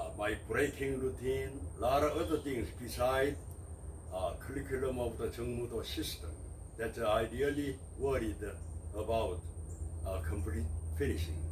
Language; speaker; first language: English; non-native, learner; Korean